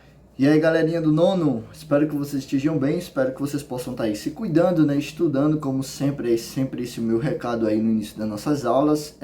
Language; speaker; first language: Portuguese; native; Portuguese